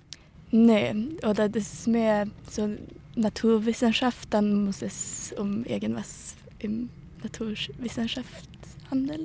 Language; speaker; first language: German; early bilingual, heritage; Swedish